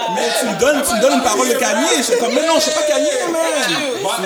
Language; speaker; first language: French; native; French